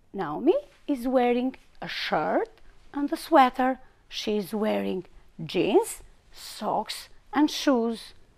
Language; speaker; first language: English; non-native, fluent; Albanian